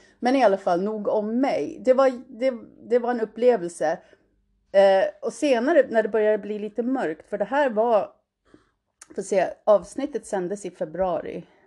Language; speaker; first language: Swedish; early bilingual, heritage; Swedish